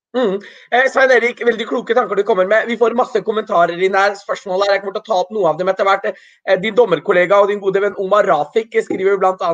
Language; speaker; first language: Norwegian; early bilingual, other home language; Urdu